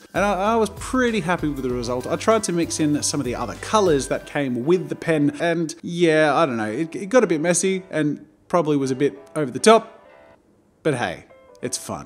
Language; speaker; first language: English; native; English